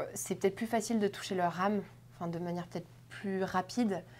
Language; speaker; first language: French; native; French